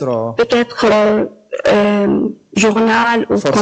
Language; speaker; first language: French; non-native, local second language; Arabic